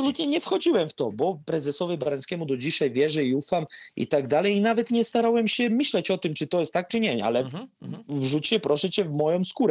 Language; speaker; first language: Polish; non-native, fluent; Serbian